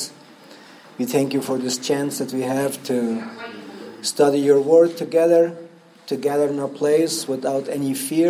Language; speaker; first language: English; non-native, fluent; Spanish